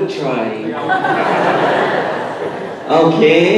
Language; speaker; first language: English; non-native, fluent; Vietnamese